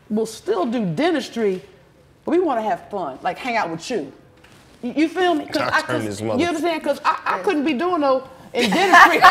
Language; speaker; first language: English; native; English